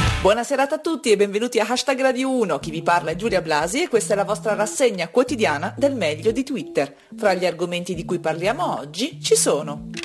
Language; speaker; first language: Italian; native; Italian